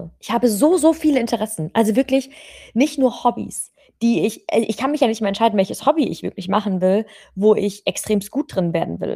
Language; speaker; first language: German; native; German